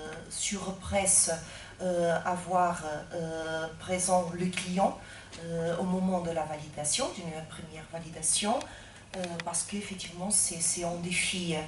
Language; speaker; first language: French; non-native, fluent; Portuguese